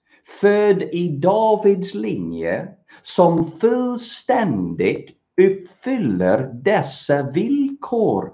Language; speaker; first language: Swedish; non-native, fluent; English